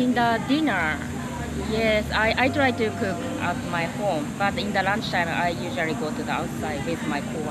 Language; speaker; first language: English; non-native, learner; Japanese